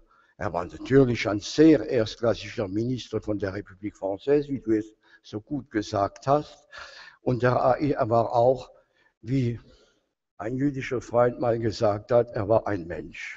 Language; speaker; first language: German; non-native, fluent; French